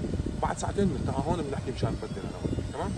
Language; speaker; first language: Arabic; native; Arabic